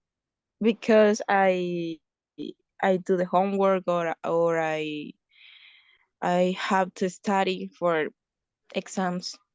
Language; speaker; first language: English; non-native, learner; Spanish